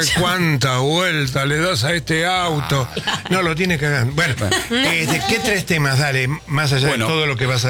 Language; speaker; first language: Spanish; native; Spanish